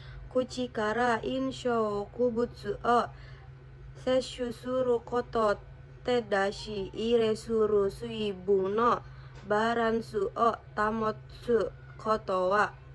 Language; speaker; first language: Japanese; non-native, learner; Indonesian